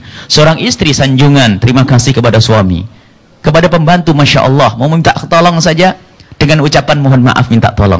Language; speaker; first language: Indonesian; native; Indonesian